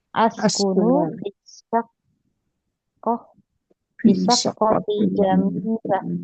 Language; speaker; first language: Arabic; non-native, learner; Indonesian